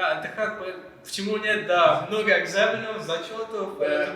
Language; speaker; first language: Russian; non-native, learner; Malay